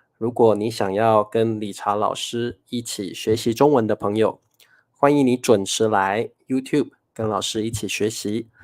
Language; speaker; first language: Chinese; native; Chinese